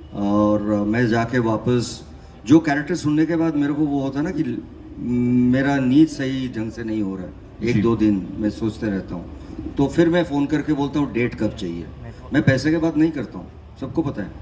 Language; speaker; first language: Hindi; non-native, local second language; Bangla